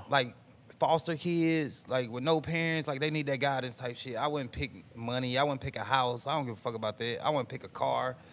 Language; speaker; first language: English; native; English